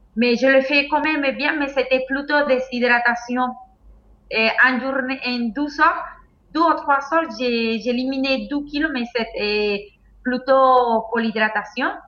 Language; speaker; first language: French; non-native, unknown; Spanish